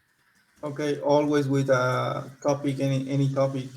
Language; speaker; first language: English; non-native, learner; Spanish